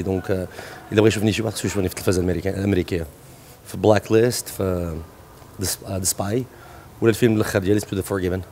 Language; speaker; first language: Arabic; native; Arabic